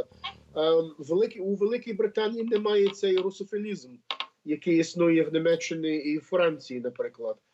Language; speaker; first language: Ukrainian; early bilingual, heritage; Ukrainian